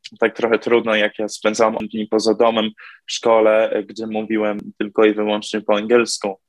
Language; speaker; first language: Polish; early bilingual, heritage; Polish